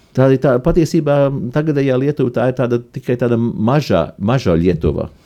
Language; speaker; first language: Latvian; native; Latvian